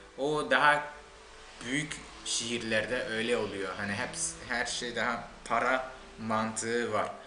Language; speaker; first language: Turkish; non-native, fluent; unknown